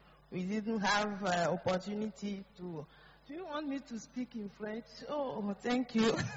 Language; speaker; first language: English; non-native, learner; French